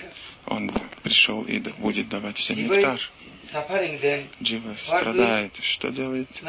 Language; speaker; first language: Russian; non-native, learner; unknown